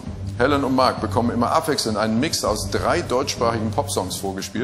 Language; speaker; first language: German; native; German